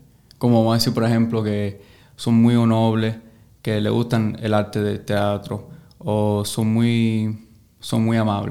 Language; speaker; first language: Spanish; early bilingual, heritage; English